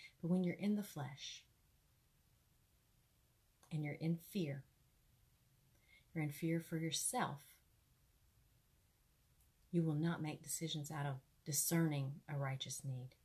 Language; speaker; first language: English; native; English